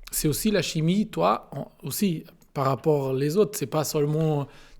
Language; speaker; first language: French; non-native, learner; Portuguese